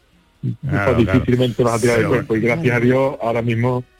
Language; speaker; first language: Spanish; native; Spanish